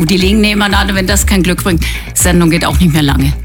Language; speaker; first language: German; native; German